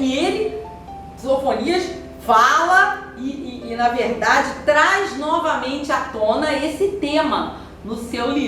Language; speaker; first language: Portuguese; native; Portuguese